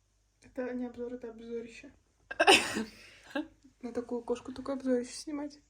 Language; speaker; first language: Russian; native; Russian